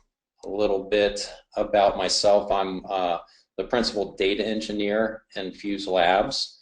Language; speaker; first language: English; native; English